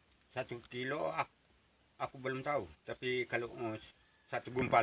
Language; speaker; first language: Indonesian; non-native, local second language; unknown